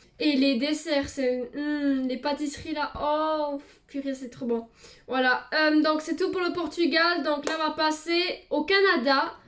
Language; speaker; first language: French; early bilingual, other home language; Portuguese